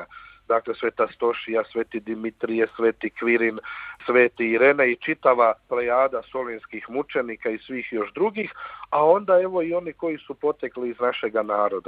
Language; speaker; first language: Croatian; native; Croatian